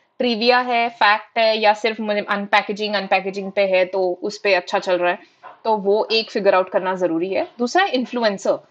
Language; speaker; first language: Hindi; non-native, local second language; Marathi